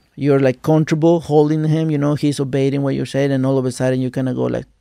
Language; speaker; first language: English; non-native, fluent; Spanish